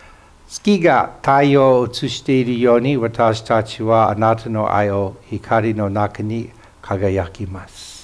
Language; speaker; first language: Japanese; non-native, fluent; English